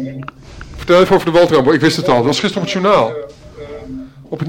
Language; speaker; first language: Dutch; native; Dutch